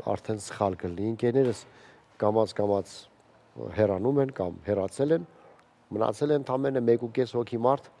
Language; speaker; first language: Armenian; native; Armenian